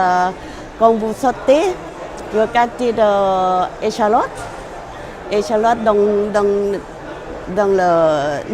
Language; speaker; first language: French; non-native, learner; Thai